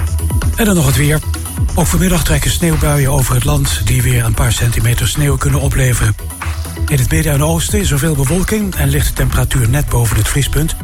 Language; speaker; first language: Dutch; native; Dutch